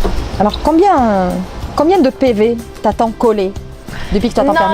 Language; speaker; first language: French; native; French